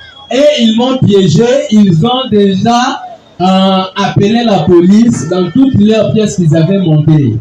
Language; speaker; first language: French; non-native, local second language; Lingala